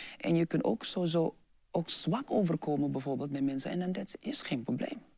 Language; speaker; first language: Dutch; non-native, fluent; Indonesian